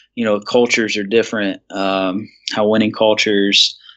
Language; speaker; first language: English; native; English